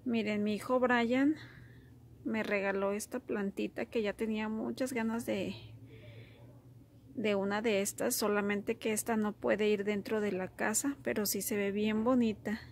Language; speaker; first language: Spanish; early bilingual, heritage; Spanish